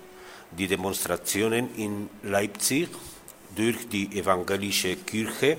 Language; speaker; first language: German; non-native, learner; Spanish